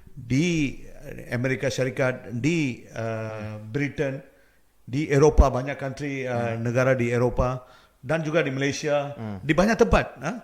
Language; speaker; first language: Malay; non-native, local second language; Tamil